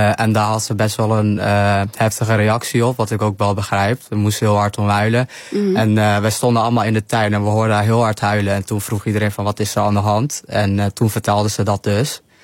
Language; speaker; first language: Dutch; early bilingual, other home language; Somali